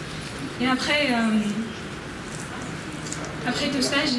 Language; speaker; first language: French; non-native, learner; Arabic